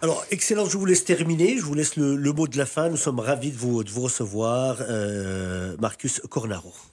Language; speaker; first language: French; non-native, local second language; Arabic